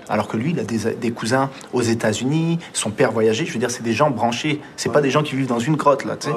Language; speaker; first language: French; early bilingual, other home language; Arabic